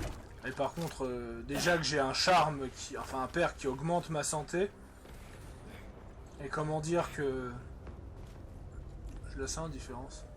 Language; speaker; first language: French; native; French